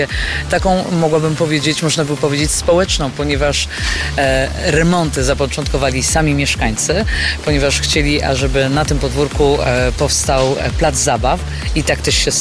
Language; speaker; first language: Polish; native; Polish